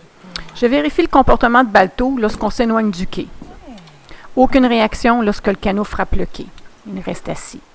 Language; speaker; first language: French; native; French